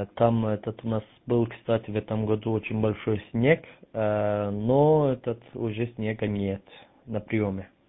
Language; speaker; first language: Russian; non-native, fluent; Turkish